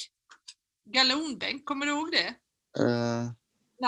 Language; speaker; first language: Swedish; native; Swedish